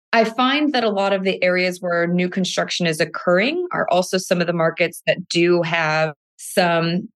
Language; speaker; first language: English; native; English